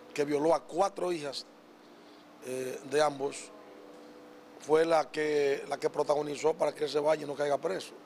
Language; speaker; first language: Spanish; native; Spanish